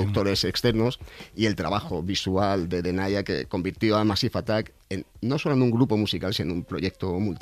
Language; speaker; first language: Spanish; native; Spanish